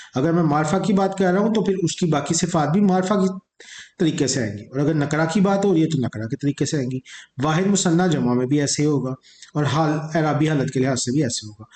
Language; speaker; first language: Urdu; native; Urdu